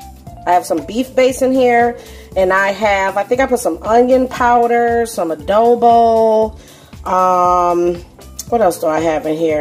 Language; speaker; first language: English; native; English